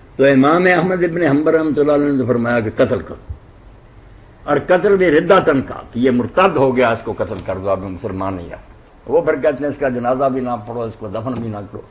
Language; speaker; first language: Urdu; non-native, local second language; Punjabi